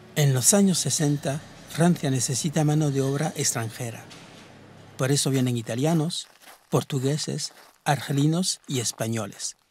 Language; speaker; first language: Spanish; early bilingual, heritage; Spanish